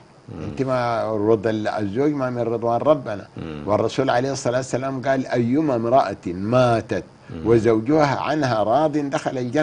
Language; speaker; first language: Arabic; native; Arabic